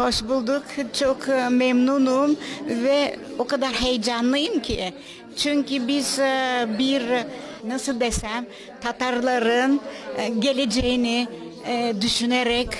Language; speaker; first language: Turkish; non-native, local second language; Tatar